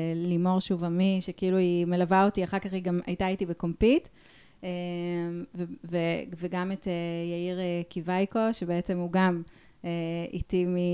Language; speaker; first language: Hebrew; native; Hebrew